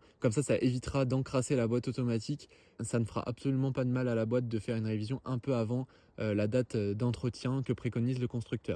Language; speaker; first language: French; native; French